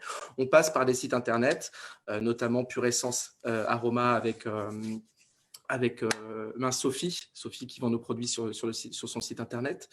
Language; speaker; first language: French; native; French